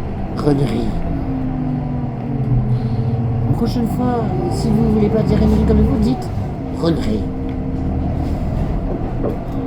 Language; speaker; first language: French; native; French